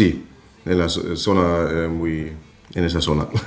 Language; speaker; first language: Spanish; non-native, fluent; German